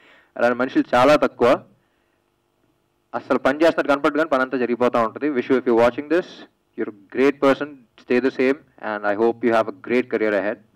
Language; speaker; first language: Telugu; native; Telugu